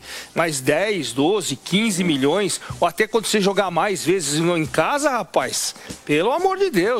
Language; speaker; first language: Portuguese; native; Portuguese